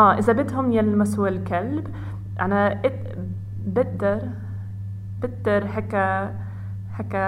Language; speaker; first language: Arabic; non-native, learner; English